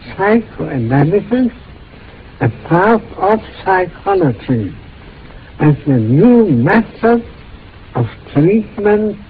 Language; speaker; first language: English; non-native, fluent; German